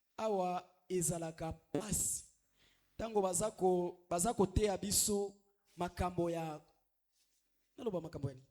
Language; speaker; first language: Lingala; native; Lingala